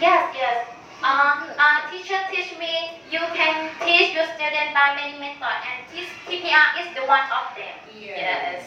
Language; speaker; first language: English; non-native, learner; Thai